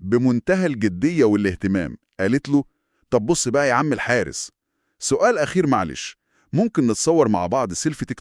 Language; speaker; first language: Arabic; native; Arabic